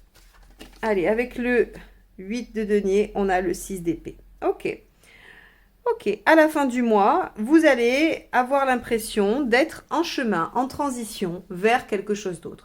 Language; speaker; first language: French; native; French